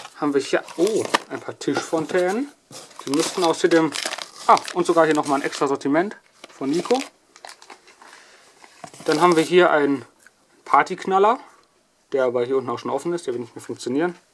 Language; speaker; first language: German; native; German